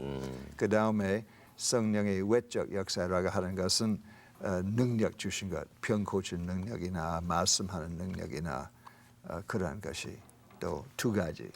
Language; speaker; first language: Korean; non-native, fluent; English